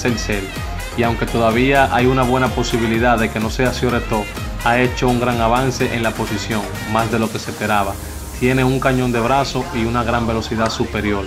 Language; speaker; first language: Spanish; native; Spanish